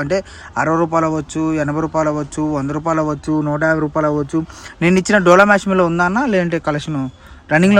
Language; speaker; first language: Telugu; native; Telugu